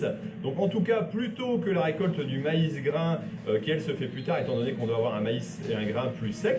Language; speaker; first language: French; native; French